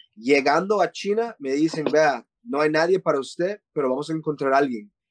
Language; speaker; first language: Spanish; early bilingual, heritage; Spanish